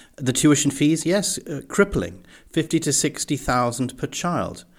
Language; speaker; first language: English; native; English